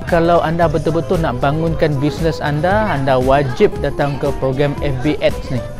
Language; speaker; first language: Malay; native; Malay